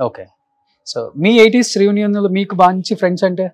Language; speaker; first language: Telugu; native; Telugu